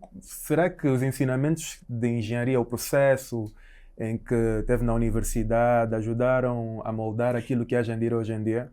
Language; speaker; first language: Portuguese; native; Portuguese